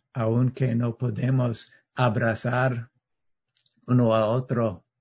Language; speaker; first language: Spanish; non-native, learner; English